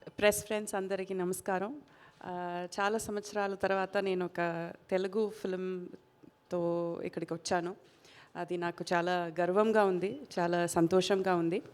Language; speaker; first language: Telugu; non-native, fluent; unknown